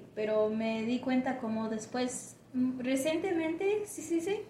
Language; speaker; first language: Spanish; early bilingual, heritage; Spanish